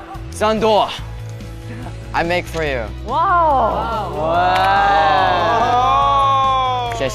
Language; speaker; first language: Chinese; non-native, learner; English